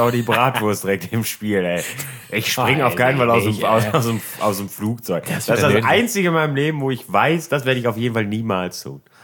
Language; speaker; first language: German; native; German